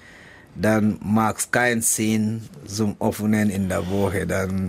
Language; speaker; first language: German; non-native, learner; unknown